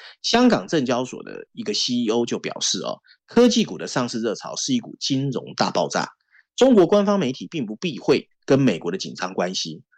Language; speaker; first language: Chinese; native; Chinese